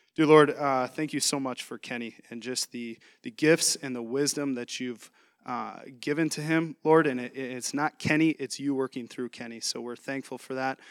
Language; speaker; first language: English; native; English